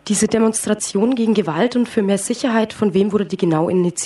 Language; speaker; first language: German; native; German